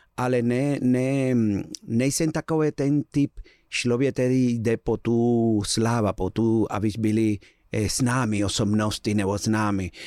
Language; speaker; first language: Czech; non-native, learner; Spanish